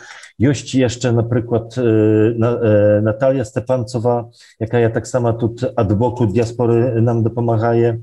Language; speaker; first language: Belarusian; non-native, local second language; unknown